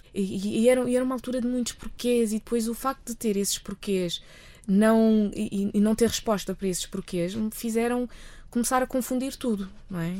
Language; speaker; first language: Portuguese; early bilingual, other home language; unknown